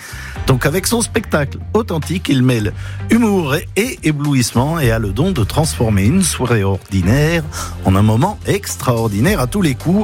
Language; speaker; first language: French; native; French